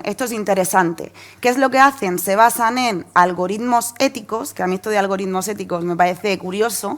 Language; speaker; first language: Spanish; native; Spanish